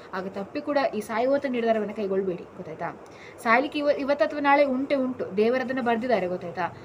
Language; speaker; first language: Kannada; non-native, local second language; Tulu